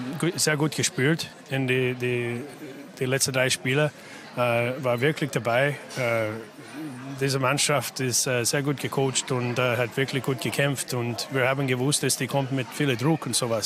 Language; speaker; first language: German; non-native, fluent; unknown